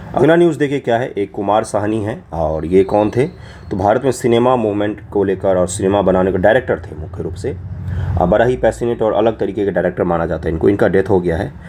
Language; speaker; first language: Hindi; non-native, local second language; Maithili